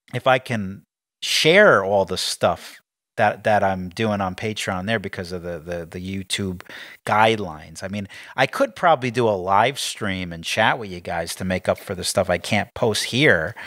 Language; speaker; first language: English; native; English